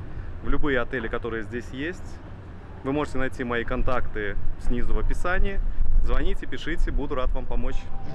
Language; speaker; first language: Russian; native; Russian